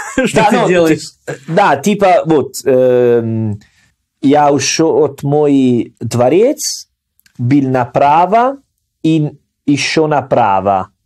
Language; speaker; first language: Russian; non-native, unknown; Italian